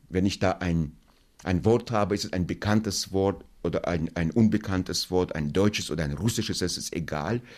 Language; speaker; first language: German; non-native, fluent; Russian